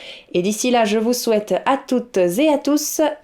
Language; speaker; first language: French; native; French